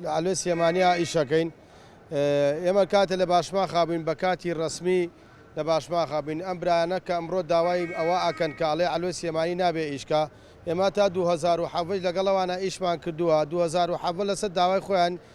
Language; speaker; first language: Central Kurdish; native; Central Kurdish